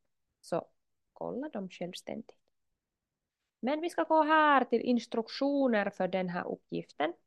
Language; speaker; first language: Swedish; non-native, local second language; Finnish